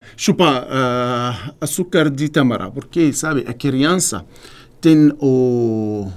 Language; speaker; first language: Portuguese; non-native, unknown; Arabic